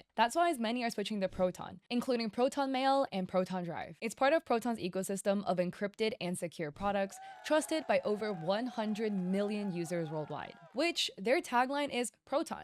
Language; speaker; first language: English; native; English